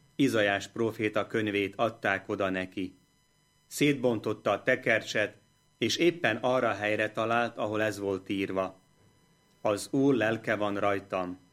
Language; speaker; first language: Hungarian; native; Hungarian